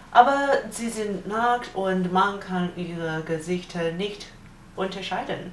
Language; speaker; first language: German; non-native, learner; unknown